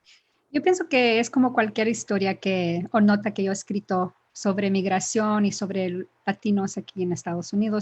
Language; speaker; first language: Spanish; early bilingual, other home language; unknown